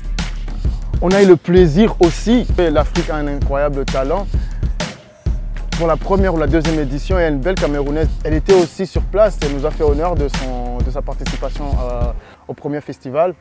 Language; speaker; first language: French; non-native, local second language; Rundi